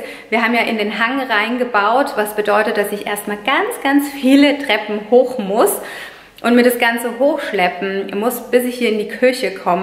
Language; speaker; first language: German; native; German